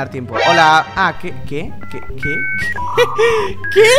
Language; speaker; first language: Spanish; native; Spanish